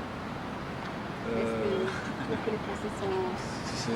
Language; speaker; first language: French; native; French